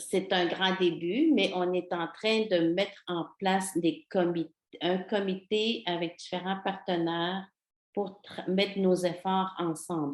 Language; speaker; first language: French; non-native, local second language; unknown